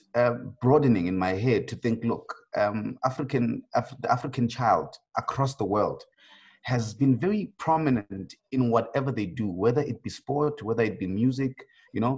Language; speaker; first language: English; non-native, local second language; Swati